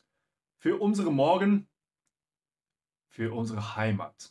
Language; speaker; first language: German; non-native, learner; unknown